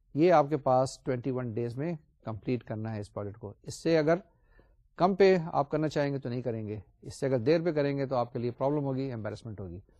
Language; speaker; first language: Urdu; native; Urdu